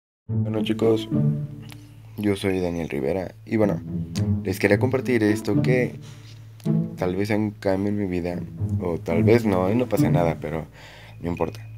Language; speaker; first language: Spanish; native; Spanish